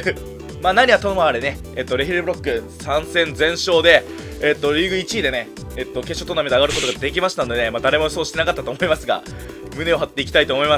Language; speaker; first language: Japanese; native; Japanese